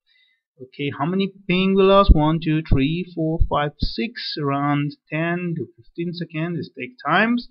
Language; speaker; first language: English; non-native, fluent; Persian